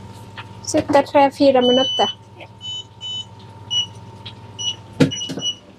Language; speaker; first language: Norwegian; non-native, learner; Thai